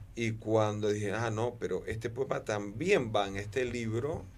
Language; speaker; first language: Spanish; native; Spanish